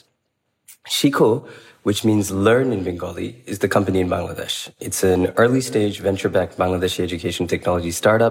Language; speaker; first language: English; non-native, local second language; Bangla